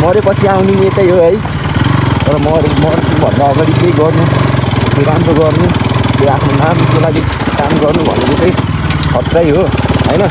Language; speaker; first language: Nepali; native; Nepali